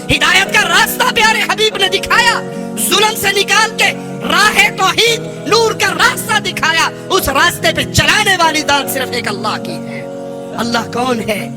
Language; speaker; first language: Urdu; non-native, local second language; Punjabi